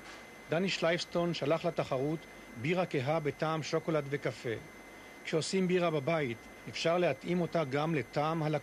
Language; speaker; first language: Hebrew; native; Hebrew